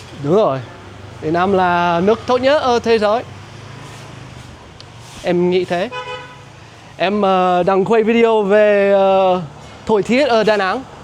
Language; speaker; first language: Vietnamese; non-native, learner; English